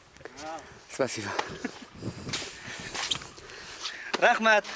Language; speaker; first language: Russian; non-native, local second language; Uzbek